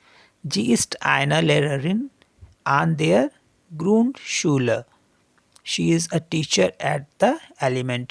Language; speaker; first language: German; non-native, learner; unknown